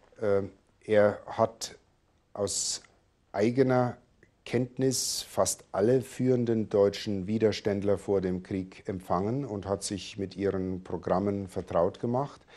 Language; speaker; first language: German; native; German